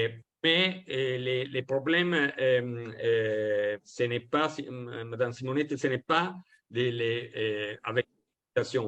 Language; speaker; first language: French; non-native, learner; Italian